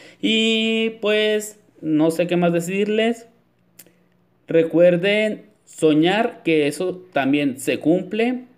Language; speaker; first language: Spanish; native; Spanish